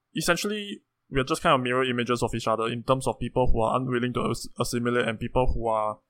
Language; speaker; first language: English; native; English